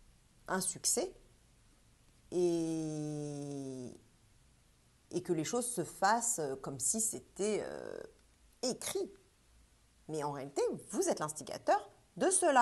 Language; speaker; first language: French; native; French